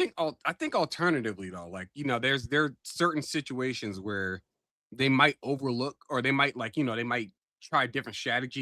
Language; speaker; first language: English; native; English